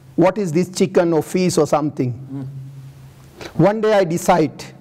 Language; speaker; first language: English; non-native, local second language; Gujarati